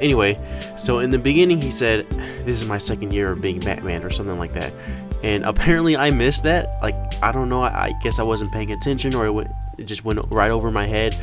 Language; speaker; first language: English; native; English